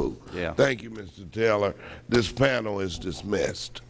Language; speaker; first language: English; native; English